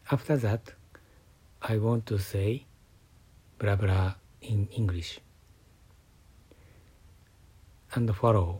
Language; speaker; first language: English; non-native, learner; Japanese